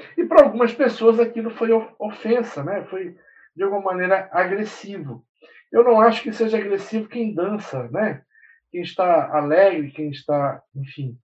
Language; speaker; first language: Portuguese; native; Portuguese